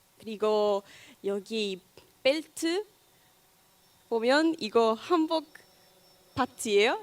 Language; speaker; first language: Korean; non-native, learner; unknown